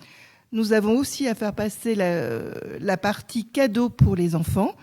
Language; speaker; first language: French; native; French